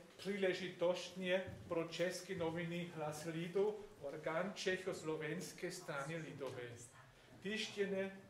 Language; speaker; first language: Czech; non-native, fluent; German